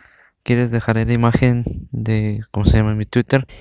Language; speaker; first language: Spanish; native; Spanish